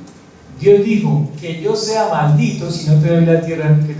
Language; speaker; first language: Spanish; native; Spanish